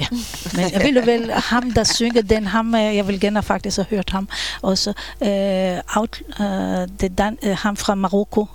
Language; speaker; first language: Danish; non-native, fluent; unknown